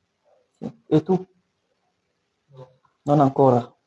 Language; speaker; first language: Italian; non-native, fluent; French